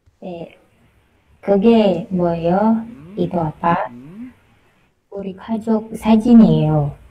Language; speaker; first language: Korean; non-native, learner; Indonesian